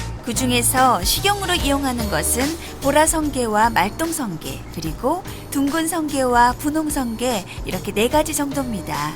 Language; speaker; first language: Korean; native; Korean